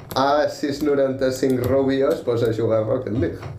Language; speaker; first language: Spanish; non-native, local second language; Catalan